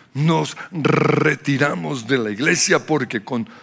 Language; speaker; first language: Spanish; non-native, fluent; English